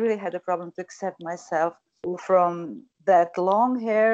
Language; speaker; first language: English; non-native, fluent; Croatian